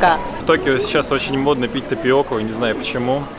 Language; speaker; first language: Russian; native; Russian